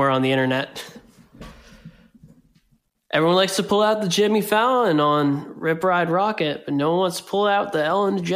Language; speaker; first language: English; native; English